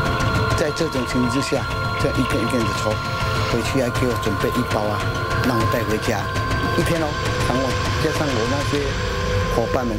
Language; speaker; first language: Chinese; non-native, local second language; Min Nan Chinese